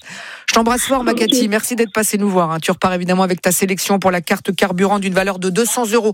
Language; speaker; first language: French; native; French